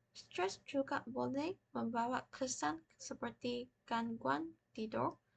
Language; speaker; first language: Malay; non-native, local second language; Chinese